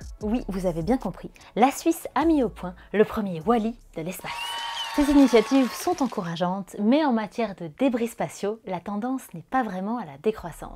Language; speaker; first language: French; native; French